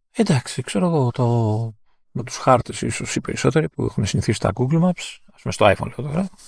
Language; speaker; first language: Greek; native; Greek